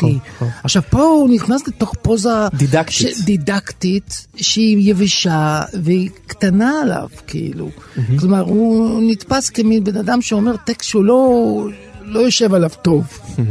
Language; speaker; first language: Hebrew; native; Hebrew